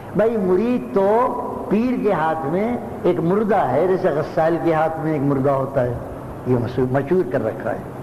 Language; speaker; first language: Urdu; native; Urdu